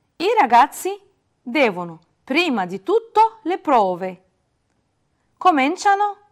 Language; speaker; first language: Italian; non-native, fluent; Arabic